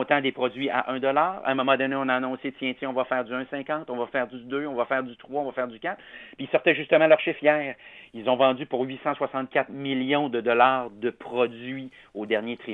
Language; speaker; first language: French; native; French